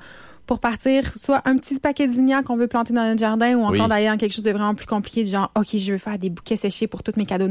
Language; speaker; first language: French; native; French